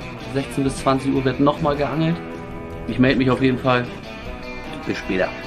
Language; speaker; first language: German; native; German